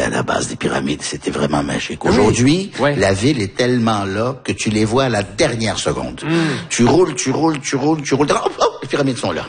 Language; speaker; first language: French; early bilingual, other home language; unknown